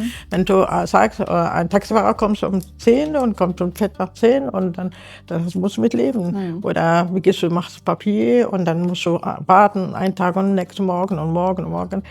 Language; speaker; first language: German; non-native, learner; Arabic